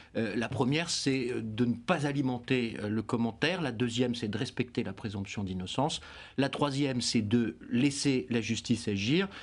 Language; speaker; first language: French; native; French